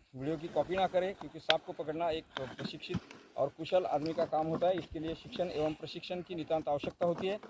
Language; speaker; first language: Hindi; non-native, local second language; Marathi